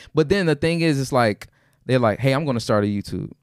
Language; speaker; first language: English; native; English